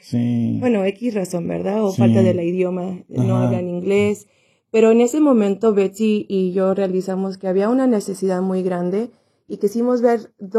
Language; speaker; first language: Spanish; early bilingual, heritage; Spanish